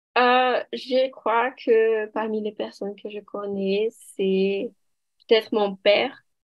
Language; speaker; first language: French; non-native, learner; Portuguese